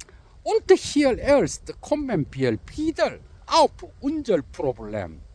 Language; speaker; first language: German; non-native, learner; Korean